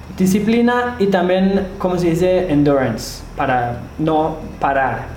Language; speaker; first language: Spanish; non-native, learner; German